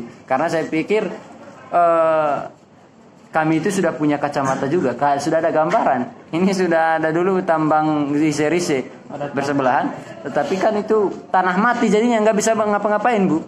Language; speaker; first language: Indonesian; native; Indonesian